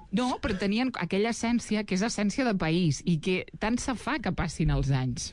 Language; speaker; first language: Catalan; native; Catalan